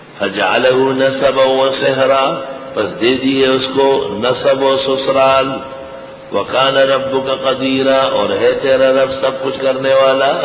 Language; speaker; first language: Urdu; non-native, local second language; Pashto